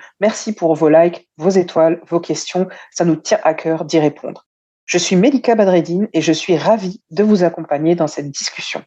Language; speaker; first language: French; native; French